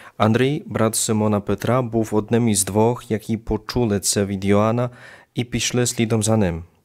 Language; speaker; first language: Ukrainian; native; Ukrainian